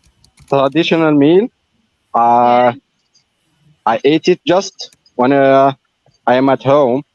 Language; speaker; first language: English; non-native, learner; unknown